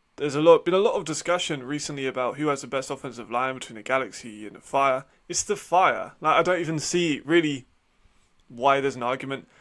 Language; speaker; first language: English; native; English